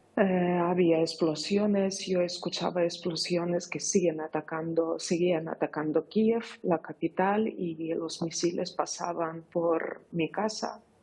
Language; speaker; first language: Spanish; non-native, fluent; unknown